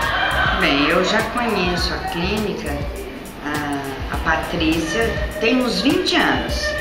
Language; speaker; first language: Portuguese; native; Portuguese